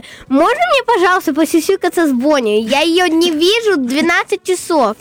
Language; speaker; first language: Russian; early bilingual, heritage; Russian